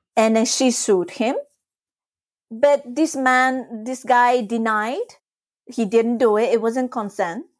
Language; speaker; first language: English; non-native, fluent; Japanese